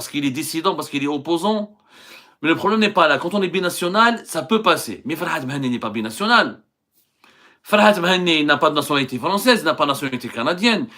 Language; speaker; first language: French; non-native, local second language; Arabic